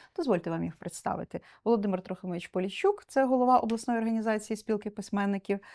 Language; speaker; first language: Ukrainian; native; Ukrainian